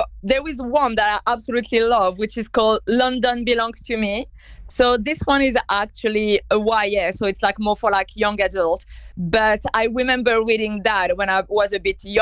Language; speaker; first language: English; non-native, fluent; French